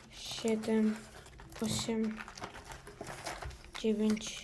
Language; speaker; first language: Polish; early bilingual, heritage; Polish